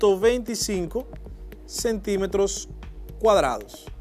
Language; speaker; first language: Spanish; native; Spanish